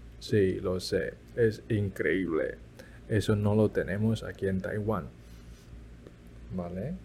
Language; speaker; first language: Spanish; early bilingual, other home language; Chinese